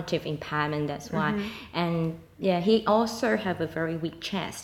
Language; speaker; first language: English; non-native, local second language; Cantonese